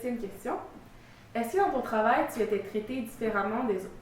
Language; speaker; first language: French; native; French